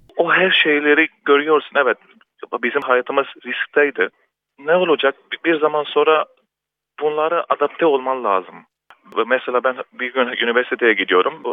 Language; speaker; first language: Turkish; early bilingual, heritage; Turkish